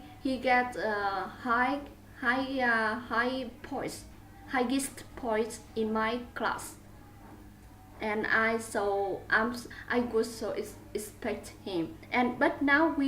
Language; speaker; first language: English; non-native, learner; Vietnamese